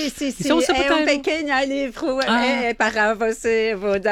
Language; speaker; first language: Portuguese; non-native, fluent; French